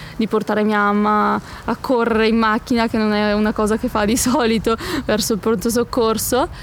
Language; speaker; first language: Italian; native; Italian